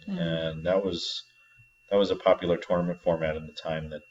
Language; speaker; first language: English; native; English